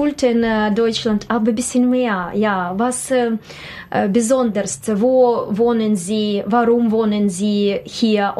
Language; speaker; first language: German; non-native, learner; Russian